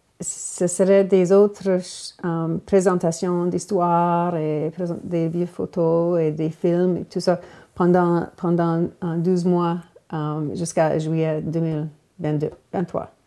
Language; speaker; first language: French; non-native, local second language; English